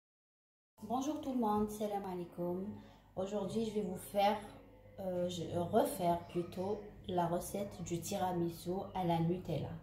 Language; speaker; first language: French; non-native, local second language; Arabic